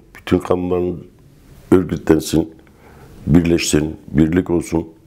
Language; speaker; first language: Turkish; non-native, local second language; Kurdish